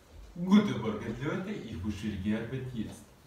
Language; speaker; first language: German; non-native, learner; Russian